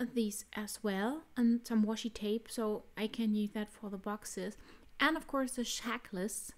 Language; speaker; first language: English; non-native, fluent; German